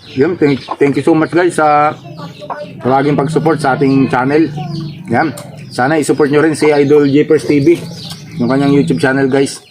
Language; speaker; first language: Filipino; native; Filipino